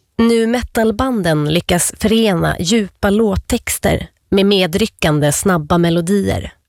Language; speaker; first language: Swedish; native; Swedish